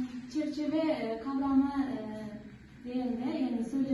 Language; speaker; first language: Turkish; non-native, learner; Uzbek